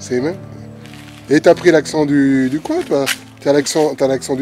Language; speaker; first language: French; native; French